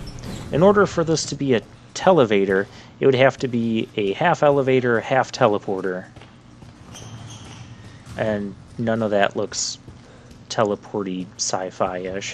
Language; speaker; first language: English; native; English